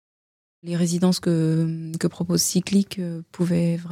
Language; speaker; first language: French; native; French